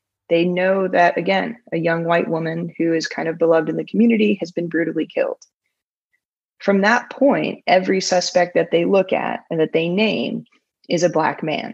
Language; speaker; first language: English; native; English